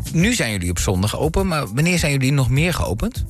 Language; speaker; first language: Dutch; native; Dutch